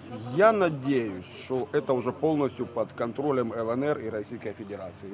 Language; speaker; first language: Russian; native; Russian